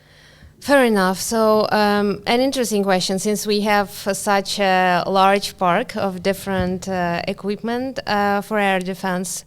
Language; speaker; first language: English; non-native, fluent; Ukrainian